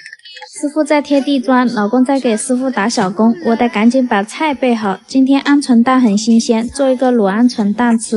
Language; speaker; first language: Chinese; native; Chinese